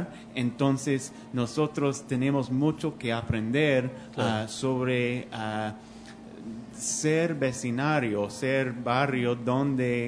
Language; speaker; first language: Spanish; non-native, fluent; English